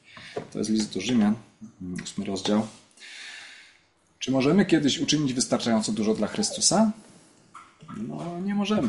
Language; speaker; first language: Polish; native; Polish